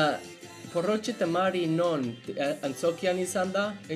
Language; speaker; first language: Basque; non-native, learner; English